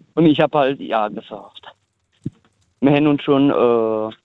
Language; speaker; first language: German; early bilingual, heritage; German